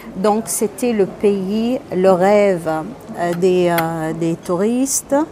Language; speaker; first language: French; non-native, local second language; Arabic